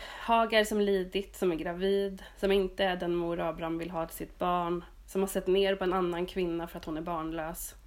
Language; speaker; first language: Swedish; native; Swedish